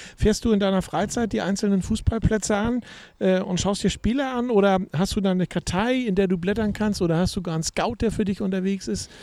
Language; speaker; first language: German; non-native, fluent; Portuguese